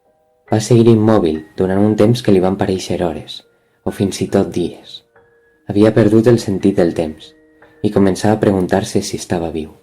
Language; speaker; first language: Catalan; native; Catalan